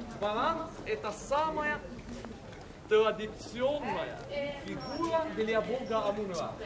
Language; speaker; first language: Russian; non-native, learner; Arabic